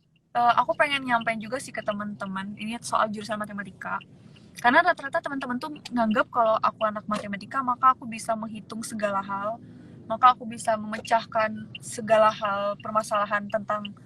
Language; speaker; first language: Indonesian; native; Indonesian